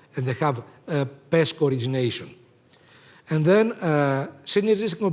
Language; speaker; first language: English; non-native, fluent; Greek